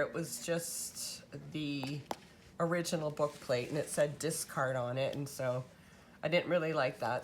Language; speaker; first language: English; native; English